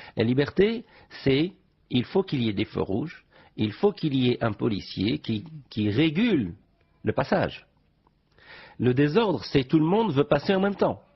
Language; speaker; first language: French; non-native, local second language; Arabic